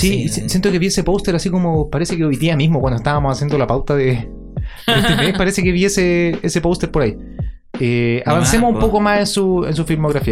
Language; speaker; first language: Spanish; native; Spanish